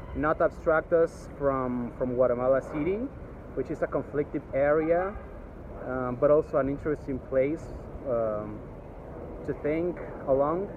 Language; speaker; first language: English; early bilingual, other home language; Spanish